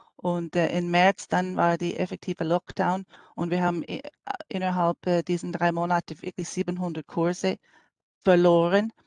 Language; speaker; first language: German; non-native, fluent; English